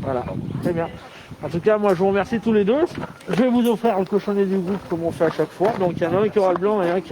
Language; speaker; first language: French; native; French